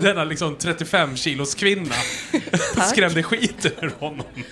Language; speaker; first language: Swedish; native; Swedish